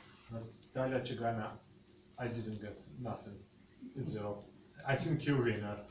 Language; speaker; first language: English; non-native, learner; Russian